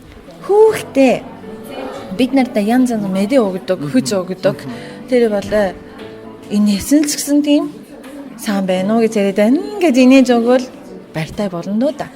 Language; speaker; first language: Mongolian; non-native, fluent; Japanese